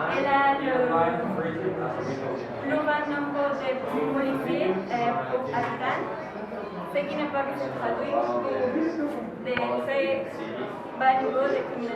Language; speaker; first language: French; non-native, learner; Spanish